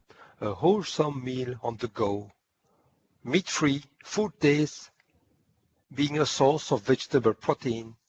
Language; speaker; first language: English; non-native, fluent; French